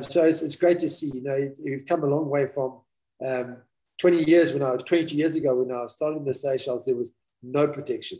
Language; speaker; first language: English; native; English